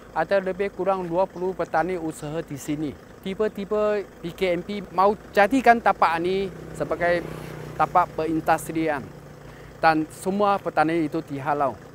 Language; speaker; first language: Malay; non-native, local second language; Chinese